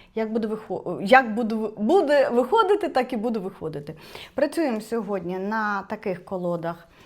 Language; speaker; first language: Ukrainian; non-native, local second language; Russian